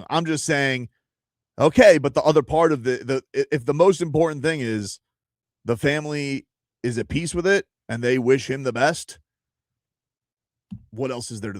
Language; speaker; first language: English; native; English